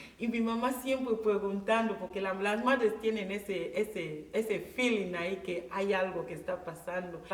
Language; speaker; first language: Spanish; non-native, local second language; Fang